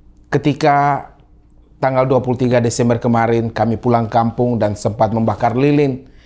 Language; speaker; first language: Indonesian; native; Indonesian